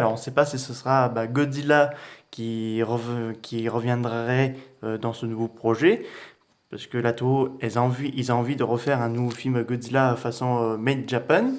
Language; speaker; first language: French; native; French